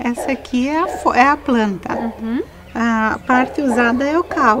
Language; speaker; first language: Portuguese; native; Portuguese